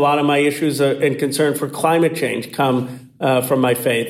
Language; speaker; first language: English; native; English